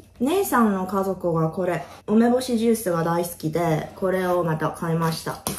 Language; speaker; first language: Japanese; non-native, fluent; Korean